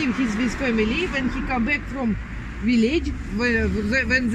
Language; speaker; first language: English; non-native, learner; Russian